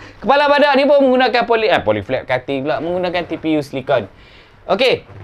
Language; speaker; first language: Malay; native; Malay